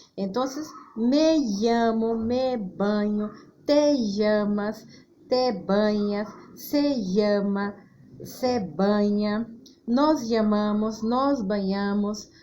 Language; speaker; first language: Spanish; non-native, fluent; Portuguese